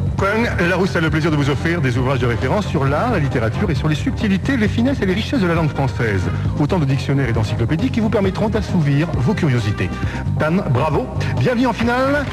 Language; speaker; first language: French; native; French